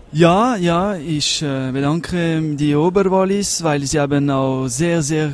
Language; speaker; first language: German; non-native, learner; French